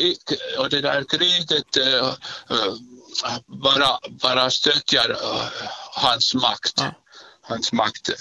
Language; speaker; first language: Swedish; non-native, learner; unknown